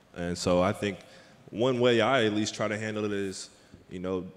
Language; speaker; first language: English; native; English